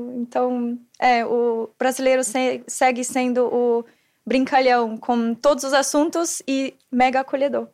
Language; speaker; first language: Portuguese; non-native, fluent; German